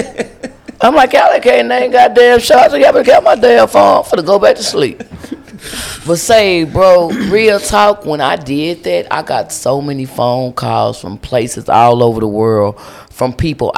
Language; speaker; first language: English; native; English